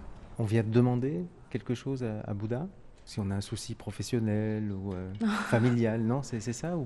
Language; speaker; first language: French; native; French